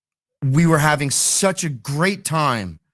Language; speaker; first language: English; native; English